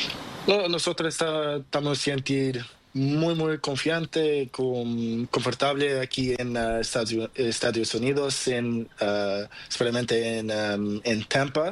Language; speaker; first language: Spanish; non-native, learner; Portuguese